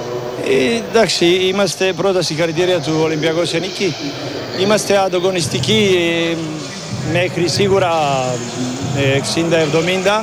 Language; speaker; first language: Greek; non-native, fluent; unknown